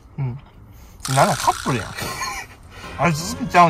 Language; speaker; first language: Japanese; native; Japanese